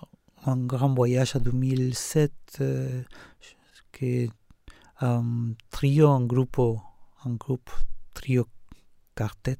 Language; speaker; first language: French; non-native, fluent; Spanish